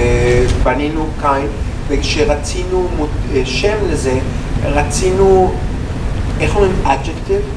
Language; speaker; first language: Hebrew; non-native, learner; English